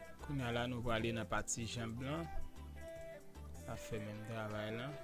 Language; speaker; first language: French; non-native, learner; Haitian Creole